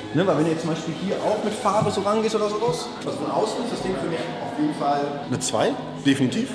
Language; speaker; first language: German; native; German